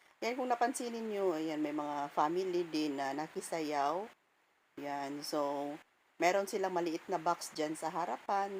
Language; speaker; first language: Filipino; non-native, local second language; Cebuano